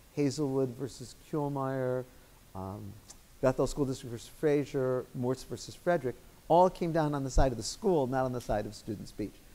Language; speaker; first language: English; native; English